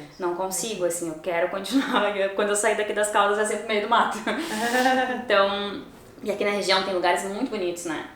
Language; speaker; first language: Portuguese; native; Portuguese